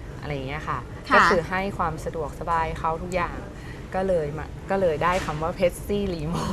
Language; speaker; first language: Thai; native; Thai